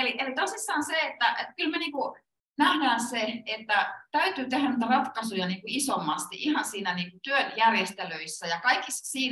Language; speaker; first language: Finnish; native; Finnish